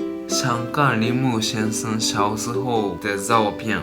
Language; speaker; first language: Chinese; non-native, fluent; Japanese